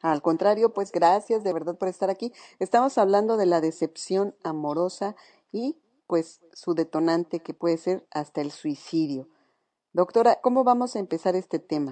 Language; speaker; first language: Spanish; native; Spanish